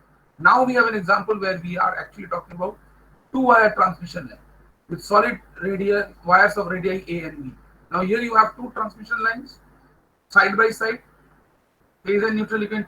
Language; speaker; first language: English; non-native, local second language; Bangla